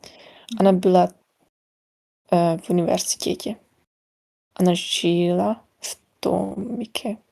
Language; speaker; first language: Russian; non-native, learner; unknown